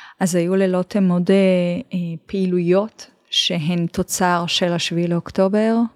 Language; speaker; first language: Hebrew; native; Hebrew